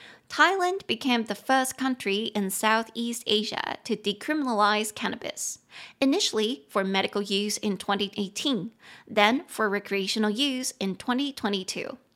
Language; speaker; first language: English; non-native, fluent; Chinese